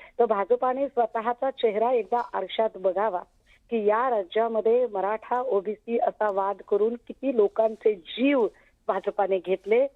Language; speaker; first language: Marathi; native; Marathi